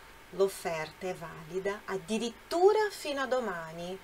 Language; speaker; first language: Italian; non-native, fluent; Portuguese